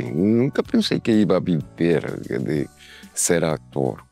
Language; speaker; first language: Portuguese; non-native, learner; Spanish